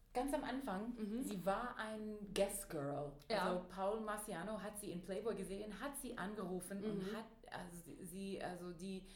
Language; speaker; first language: German; non-native, fluent; English